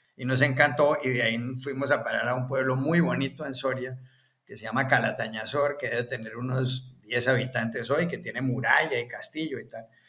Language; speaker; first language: Spanish; native; Spanish